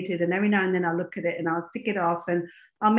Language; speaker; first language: English; native; English